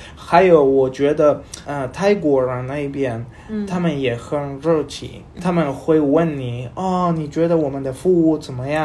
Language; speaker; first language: Chinese; non-native, learner; Spanish